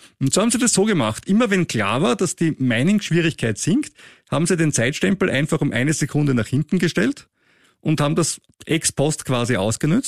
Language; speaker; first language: German; native; German